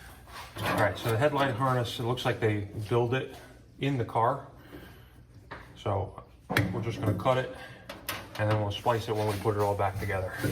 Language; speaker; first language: English; native; English